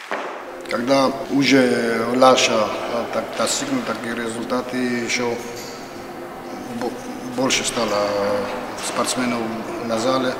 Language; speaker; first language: Russian; non-native, fluent; Georgian